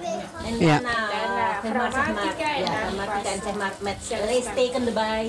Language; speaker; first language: Dutch; non-native, learner; Indonesian